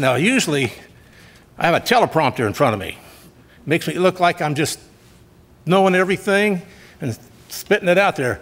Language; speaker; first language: English; native; English